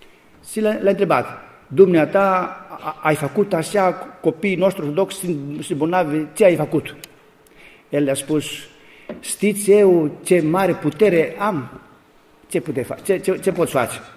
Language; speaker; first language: Romanian; non-native, learner; Greek